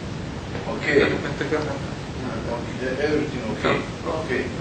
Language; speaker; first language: English; non-native, learner; Bosnian